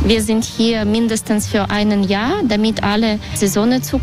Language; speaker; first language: German; non-native, learner; Russian